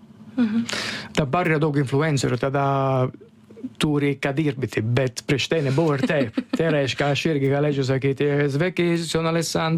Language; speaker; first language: Lithuanian; non-native, fluent; Italian